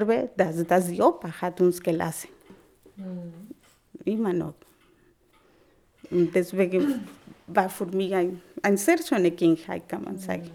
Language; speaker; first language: German; non-native, fluent; Spanish